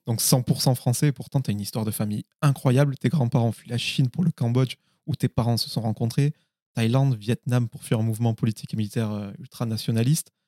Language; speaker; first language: French; native; French